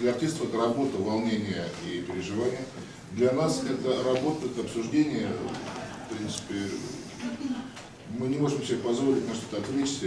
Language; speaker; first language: Russian; native; Russian